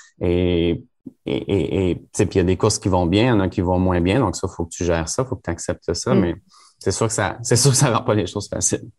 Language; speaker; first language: French; native; French